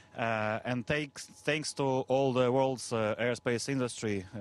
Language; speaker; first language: English; non-native, fluent; Russian